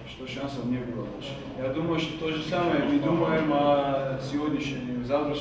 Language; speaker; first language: Russian; non-native, fluent; Georgian